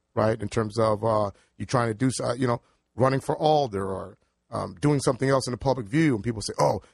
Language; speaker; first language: English; native; English